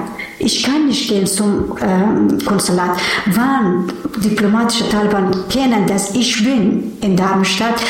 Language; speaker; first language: German; non-native, learner; Persian